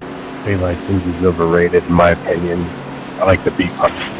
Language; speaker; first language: English; native; English